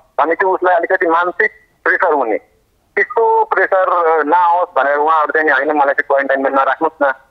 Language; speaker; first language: Nepali; non-native, local second language; Maithili